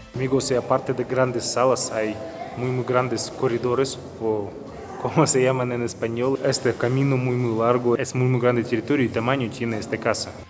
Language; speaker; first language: Spanish; non-native, learner; Russian